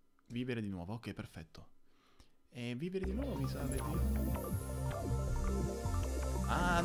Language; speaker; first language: Italian; native; Italian